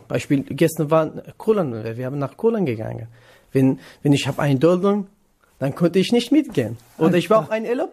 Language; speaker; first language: German; non-native, learner; Kurdish